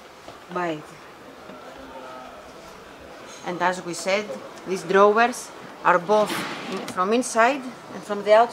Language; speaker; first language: English; non-native, fluent; Greek